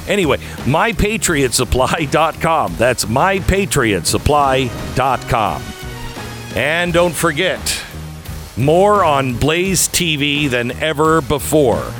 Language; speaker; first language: English; early bilingual, other home language; German